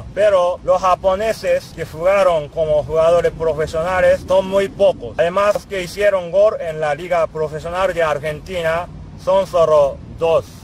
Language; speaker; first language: Spanish; non-native, fluent; Japanese